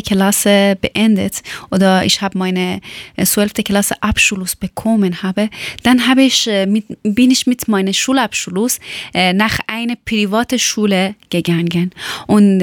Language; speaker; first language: German; non-native, learner; Persian